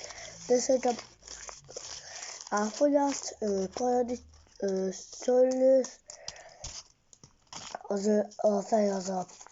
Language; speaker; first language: Hungarian; early bilingual, heritage; Hungarian